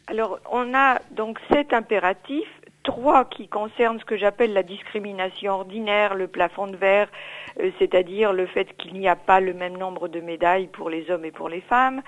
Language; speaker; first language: French; native; French